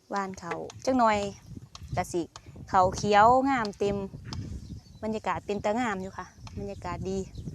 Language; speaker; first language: Thai; native; Thai